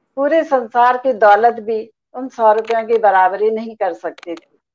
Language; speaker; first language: Hindi; native; Hindi